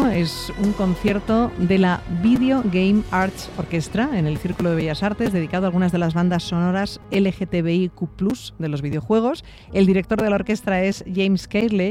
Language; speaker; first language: Spanish; native; Spanish